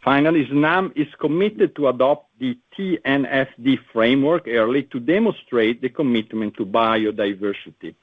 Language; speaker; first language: English; non-native, fluent; Italian